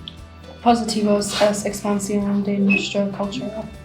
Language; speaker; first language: Spanish; non-native, learner; English